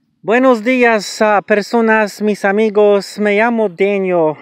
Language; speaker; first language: Spanish; non-native, learner; English